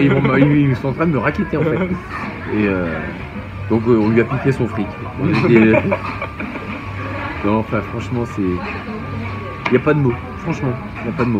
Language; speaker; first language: French; native; French